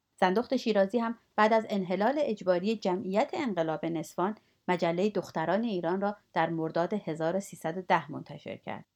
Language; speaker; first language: Persian; native; Persian